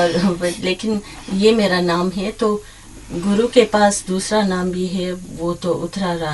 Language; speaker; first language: Hindi; early bilingual, heritage; English